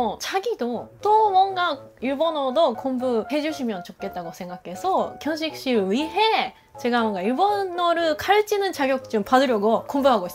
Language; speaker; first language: Korean; non-native, learner; Japanese